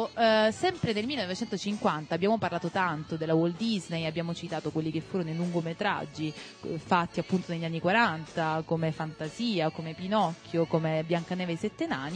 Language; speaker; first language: Italian; native; Italian